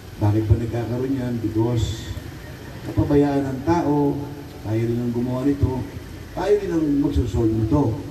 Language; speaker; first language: Filipino; native; Filipino